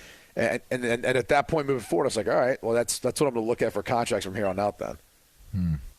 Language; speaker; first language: English; native; English